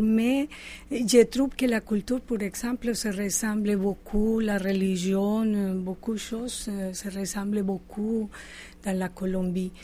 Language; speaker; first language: French; non-native, learner; Spanish